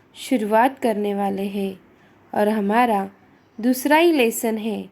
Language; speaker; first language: Hindi; non-native, local second language; Marathi